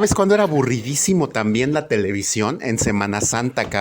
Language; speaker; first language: Spanish; native; Spanish